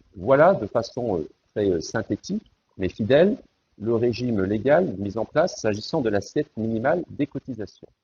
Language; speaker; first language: French; native; French